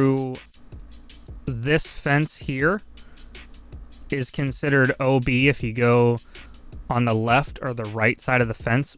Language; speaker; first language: English; native; English